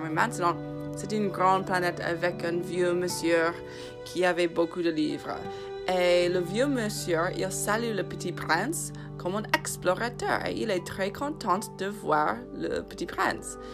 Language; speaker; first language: French; non-native, fluent; English